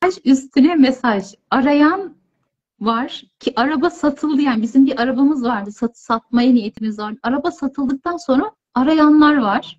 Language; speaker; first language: Turkish; native; Turkish